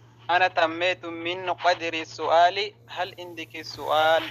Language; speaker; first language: Arabic; non-native, learner; Oromo